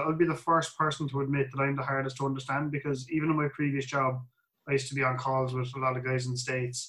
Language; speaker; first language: English; native; English